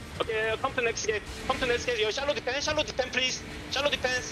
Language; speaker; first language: English; non-native, learner; Korean